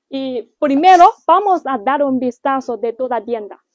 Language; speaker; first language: Spanish; non-native, learner; Chinese